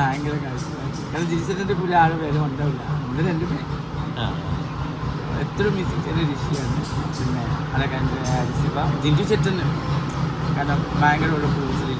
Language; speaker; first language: Malayalam; non-native, fluent; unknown